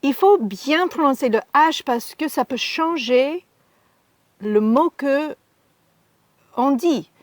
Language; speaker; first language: French; non-native, fluent; English